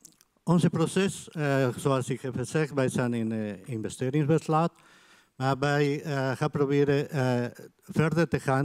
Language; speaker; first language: Dutch; non-native, fluent; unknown